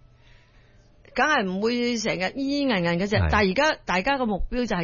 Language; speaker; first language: Cantonese; early bilingual, heritage; Cantonese